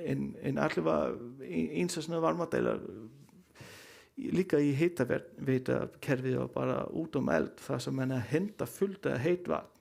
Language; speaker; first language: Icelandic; non-native, learner; Danish